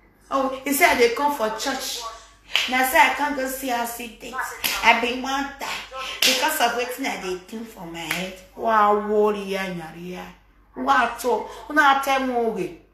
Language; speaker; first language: English; non-native, local second language; Bini